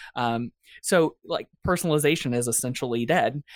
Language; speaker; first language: English; native; English